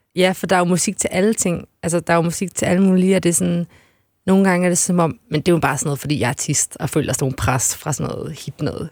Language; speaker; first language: Danish; native; Danish